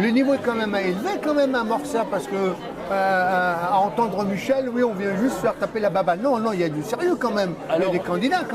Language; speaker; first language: French; native; French